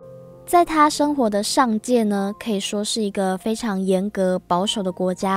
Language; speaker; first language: Chinese; native; Chinese